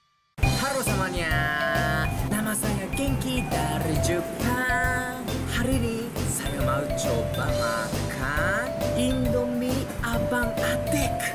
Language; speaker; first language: Indonesian; non-native, learner; Japanese